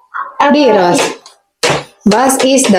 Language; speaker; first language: German; non-native, learner; Indonesian